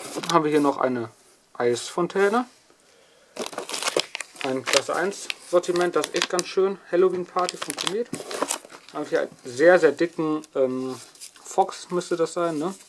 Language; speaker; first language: German; native; German